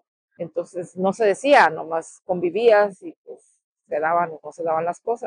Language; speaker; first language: Spanish; native; Spanish